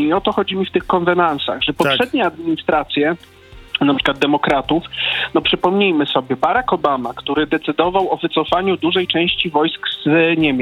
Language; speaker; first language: Polish; native; Polish